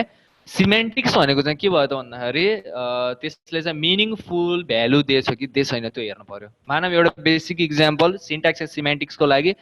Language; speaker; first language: Nepali; native; Nepali